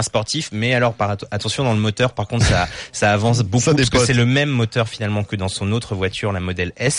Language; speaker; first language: French; native; French